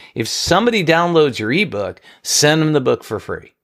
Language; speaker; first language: English; native; English